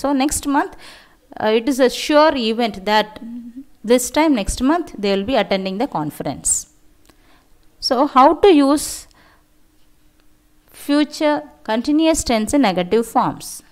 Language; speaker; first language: English; non-native, local second language; Tamil